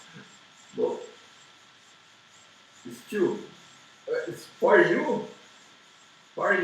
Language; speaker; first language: English; non-native, learner; Portuguese